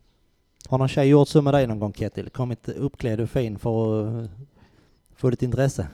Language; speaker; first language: Swedish; native; Swedish